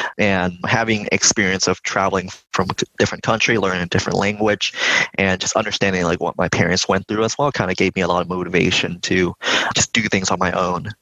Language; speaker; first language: English; early bilingual, other home language; Vietnamese